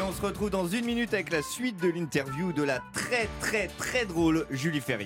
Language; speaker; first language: French; native; French